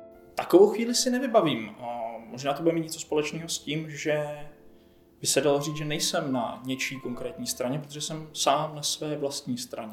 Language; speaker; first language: Czech; native; Czech